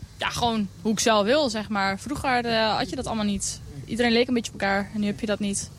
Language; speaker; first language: Dutch; native; Dutch